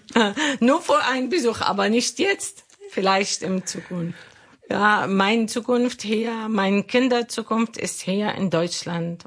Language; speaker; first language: German; non-native, learner; Arabic